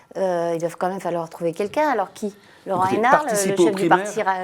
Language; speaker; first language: French; native; French